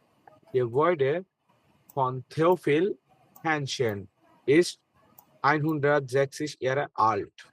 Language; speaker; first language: German; non-native, learner; Bangla